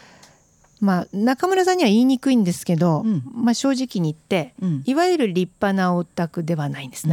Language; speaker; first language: Japanese; native; Japanese